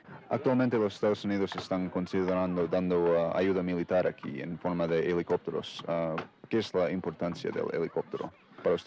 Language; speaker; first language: Spanish; non-native, fluent; English